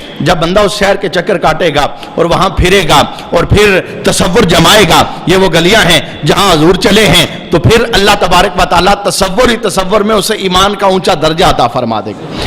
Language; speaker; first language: Urdu; non-native, local second language; Punjabi